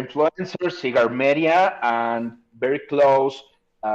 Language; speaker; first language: English; non-native, learner; Spanish